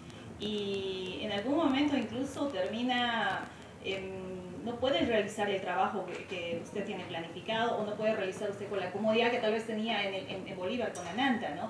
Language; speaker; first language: Spanish; native; Spanish